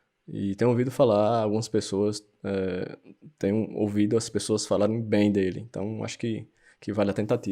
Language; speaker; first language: Portuguese; native; Portuguese